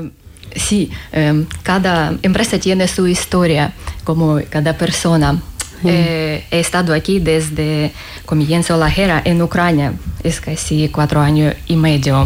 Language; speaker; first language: Spanish; non-native, learner; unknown